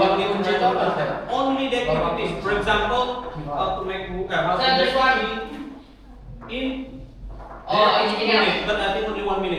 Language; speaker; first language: English; non-native, fluent; Indonesian